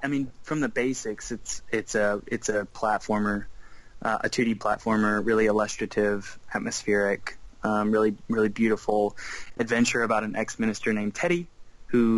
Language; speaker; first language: English; native; English